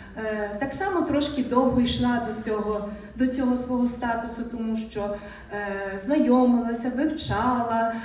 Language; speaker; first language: Ukrainian; native; Ukrainian